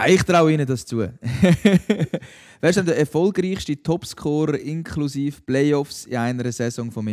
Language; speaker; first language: German; native; German